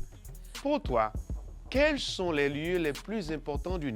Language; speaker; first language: French; non-native, fluent; Spanish